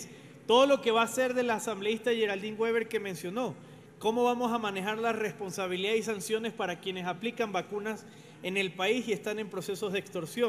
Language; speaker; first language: Spanish; native; Spanish